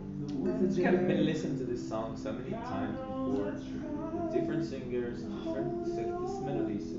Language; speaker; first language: English; non-native, fluent; Hebrew